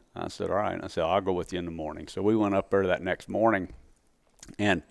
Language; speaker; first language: English; native; English